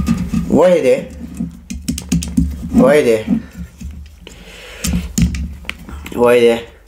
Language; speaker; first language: Swedish; non-native, local second language; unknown